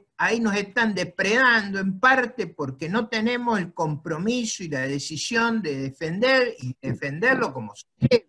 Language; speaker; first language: Spanish; native; Spanish